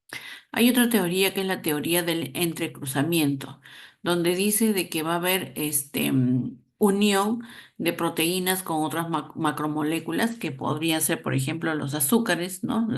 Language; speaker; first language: Spanish; native; Spanish